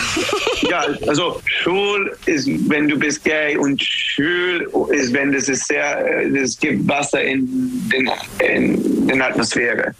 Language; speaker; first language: German; non-native, learner; English